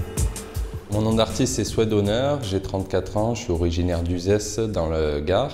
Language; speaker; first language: French; native; French